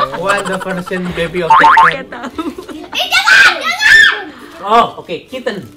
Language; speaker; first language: English; non-native, learner; Indonesian